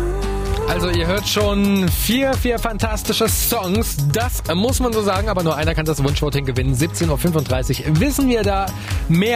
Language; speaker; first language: German; native; German